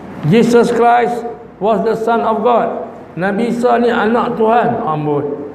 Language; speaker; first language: English; non-native, local second language; Malay